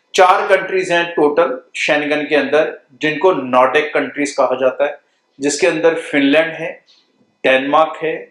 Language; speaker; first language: Hindi; non-native, local second language; Punjabi